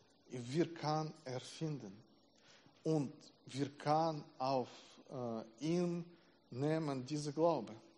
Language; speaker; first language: German; non-native, learner; Russian